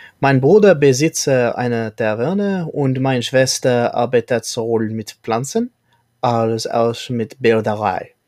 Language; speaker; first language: German; non-native, learner; English